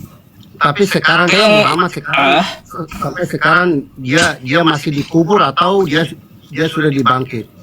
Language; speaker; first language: Indonesian; non-native, fluent; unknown